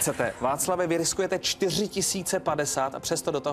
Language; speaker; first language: Czech; native; Czech